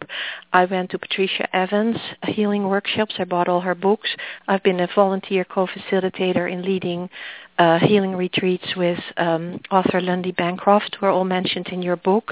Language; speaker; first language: English; non-native, fluent; Dutch